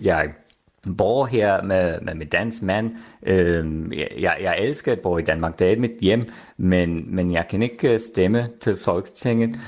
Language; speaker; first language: Danish; non-native, fluent; English